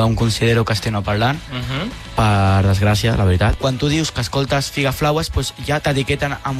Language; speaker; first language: Catalan; non-native, local second language; Spanish